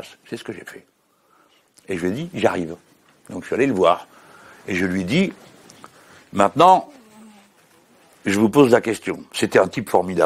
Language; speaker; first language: French; native; French